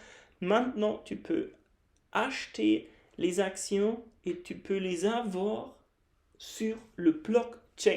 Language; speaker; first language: French; non-native, fluent; German